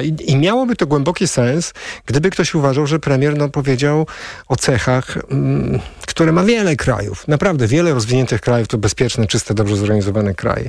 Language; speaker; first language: Polish; native; Polish